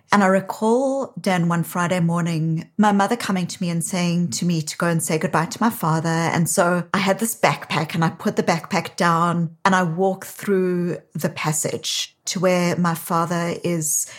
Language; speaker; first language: English; native; English